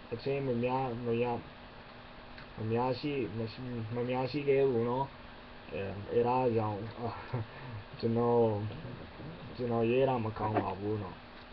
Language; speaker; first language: Burmese; non-native, learner; English